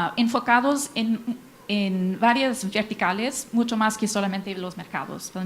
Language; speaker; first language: Spanish; non-native, fluent; English